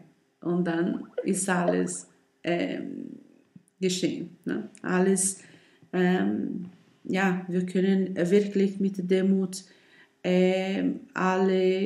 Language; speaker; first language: German; non-native, learner; Portuguese